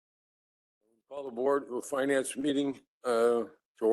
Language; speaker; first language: English; native; English